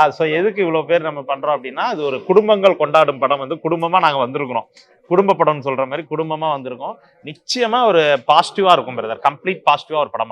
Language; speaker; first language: Tamil; native; Tamil